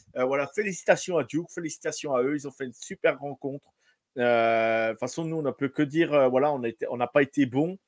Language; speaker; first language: French; native; French